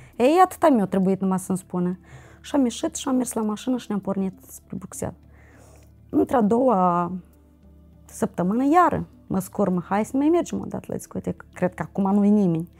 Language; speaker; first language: Romanian; native; Romanian